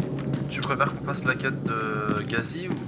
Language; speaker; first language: French; native; French